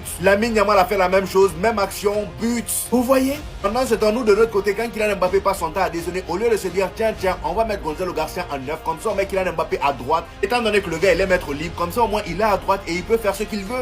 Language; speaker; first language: French; native; French